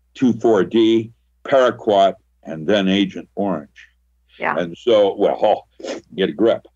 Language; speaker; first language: English; early bilingual, other home language; Filipino